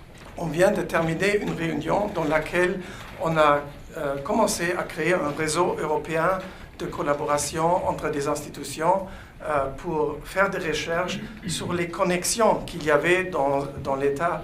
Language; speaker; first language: French; non-native, fluent; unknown